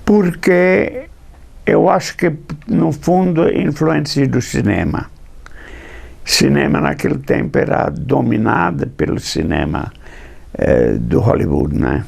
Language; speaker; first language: Portuguese; non-native, fluent; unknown